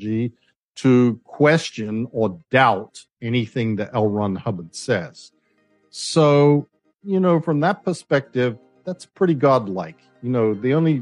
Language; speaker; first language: English; native; English